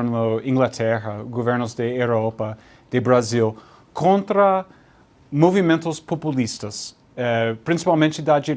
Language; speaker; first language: Portuguese; non-native, learner; English